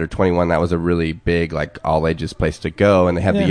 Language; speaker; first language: English; native; English